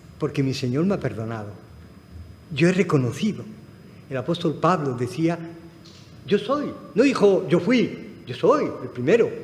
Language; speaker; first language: Spanish; non-native, fluent; Arabic